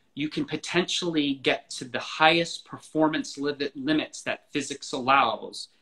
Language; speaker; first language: English; native; English